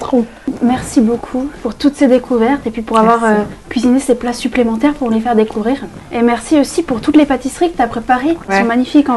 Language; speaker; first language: French; native; French